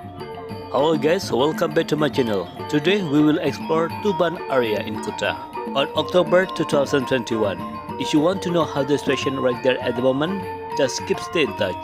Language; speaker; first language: English; non-native, learner; Indonesian